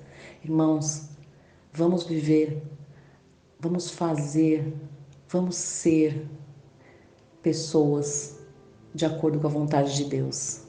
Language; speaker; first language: Portuguese; native; Portuguese